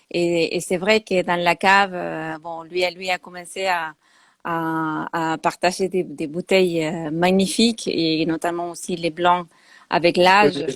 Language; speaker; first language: French; non-native, fluent; Spanish